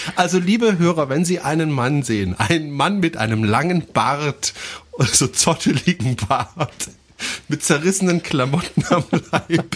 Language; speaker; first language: German; non-native, fluent; French